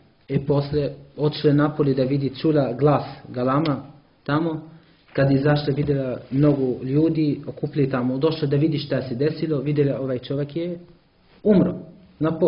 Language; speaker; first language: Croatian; non-native, learner; Arabic